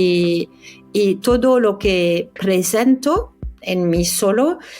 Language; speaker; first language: Spanish; non-native, fluent; French